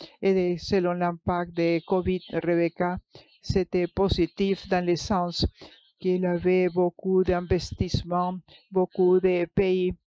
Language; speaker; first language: French; non-native, fluent; English